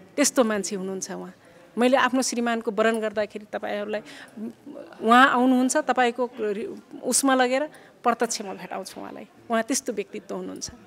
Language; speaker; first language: Nepali; non-native, local second language; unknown